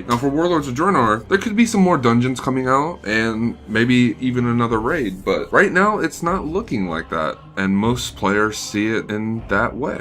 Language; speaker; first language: English; native; English